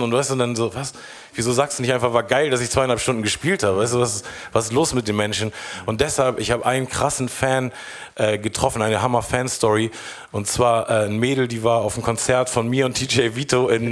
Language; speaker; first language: German; native; German